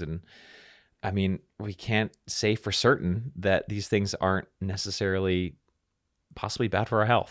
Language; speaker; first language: English; native; English